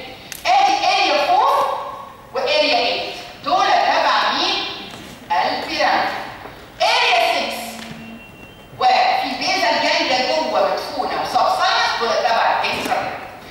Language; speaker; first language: Arabic; native; Arabic